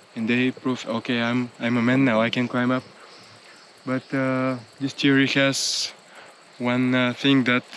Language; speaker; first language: English; non-native, fluent; Bulgarian